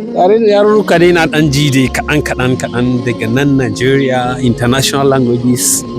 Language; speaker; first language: Hausa; non-native, local second language; Fula